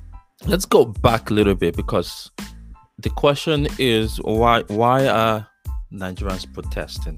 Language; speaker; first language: English; non-native, local second language; Yoruba